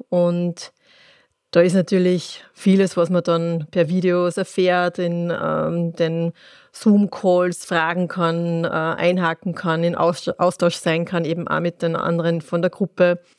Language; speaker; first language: German; native; German